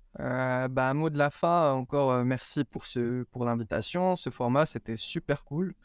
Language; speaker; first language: French; non-native, local second language; Arabic